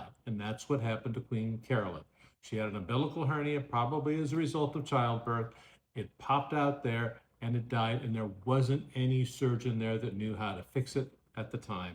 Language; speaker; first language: English; native; English